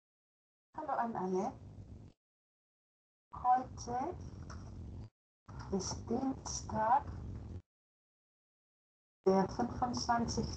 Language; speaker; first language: German; non-native, fluent; Spanish